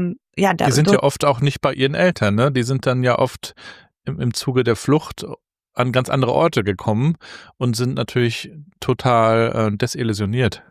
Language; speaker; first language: German; native; German